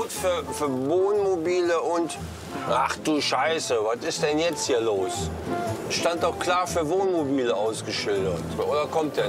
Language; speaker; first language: German; native; German